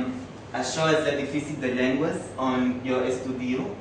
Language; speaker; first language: Catalan; non-native, fluent; English